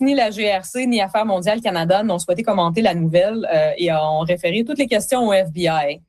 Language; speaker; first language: French; native; French